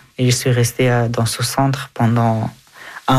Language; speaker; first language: French; early bilingual, other home language; Persian